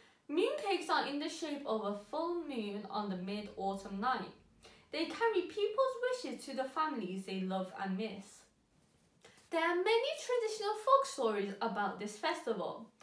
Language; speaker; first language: English; early bilingual, other home language; Chinese